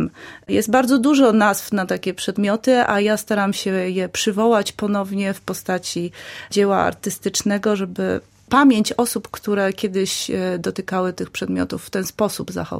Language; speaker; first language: Polish; native; Polish